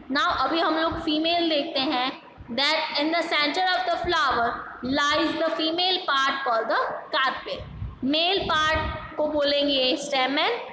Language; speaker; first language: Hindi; non-native, local second language; Gujarati